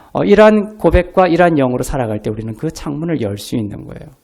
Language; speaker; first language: Korean; native; Korean